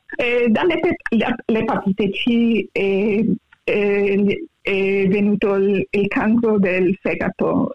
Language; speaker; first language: Italian; early bilingual, heritage; Italian